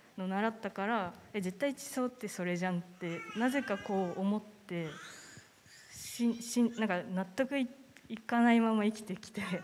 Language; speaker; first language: Japanese; native; Japanese